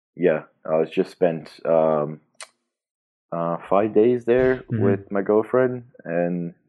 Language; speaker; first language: English; non-native, fluent; Portuguese